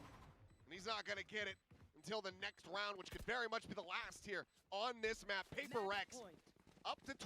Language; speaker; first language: English; native; English